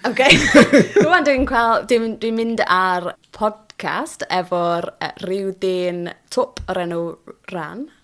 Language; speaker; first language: Welsh; non-native, learner; English